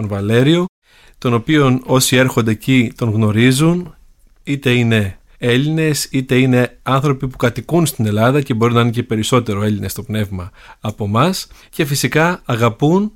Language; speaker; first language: Greek; native; Greek